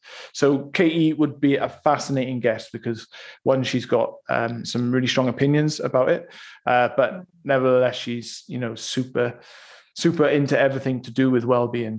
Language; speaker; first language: English; native; English